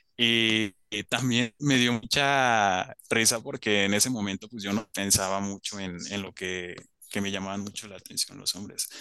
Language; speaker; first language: Spanish; native; Spanish